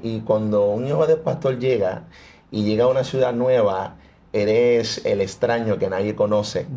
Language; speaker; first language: Spanish; early bilingual, heritage; Spanish